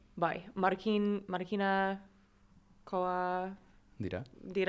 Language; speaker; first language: Basque; non-native, learner; English